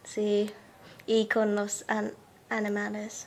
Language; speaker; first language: Spanish; non-native, learner; English